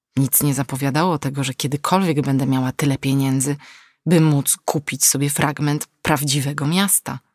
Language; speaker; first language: Polish; native; Polish